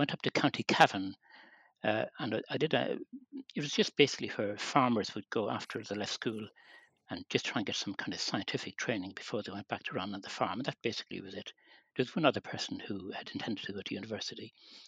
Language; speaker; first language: English; native; English